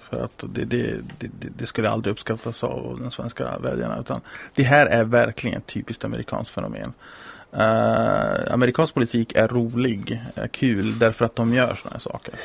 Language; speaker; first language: Swedish; non-native, fluent; Italian